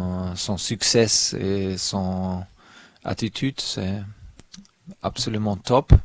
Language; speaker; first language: French; non-native, learner; German